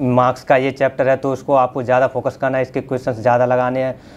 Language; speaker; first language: Hindi; native; Hindi